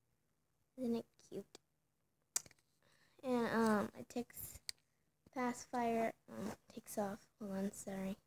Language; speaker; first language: English; native; English